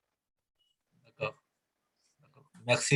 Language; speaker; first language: French; non-native, learner; Spanish